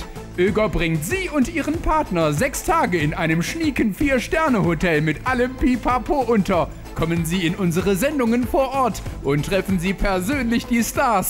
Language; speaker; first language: German; native; German